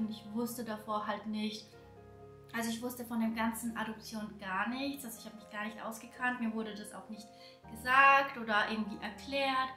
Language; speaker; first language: German; early bilingual, other home language; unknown